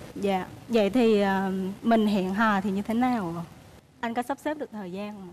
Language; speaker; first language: Vietnamese; native; Vietnamese